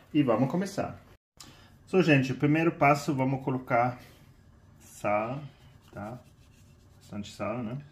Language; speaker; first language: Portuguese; non-native, fluent; German